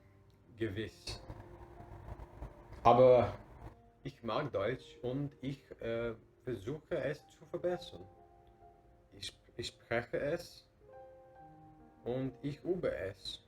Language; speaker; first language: German; non-native, learner; English